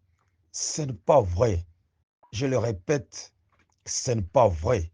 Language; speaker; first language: French; non-native, local second language; Swahili